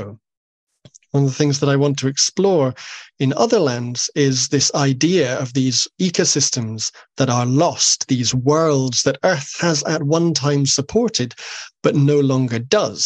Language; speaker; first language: English; native; English